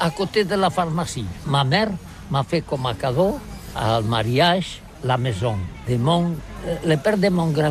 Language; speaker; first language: French; non-native, learner; Catalan